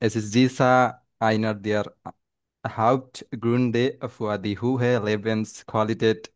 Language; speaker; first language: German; non-native, learner; Bangla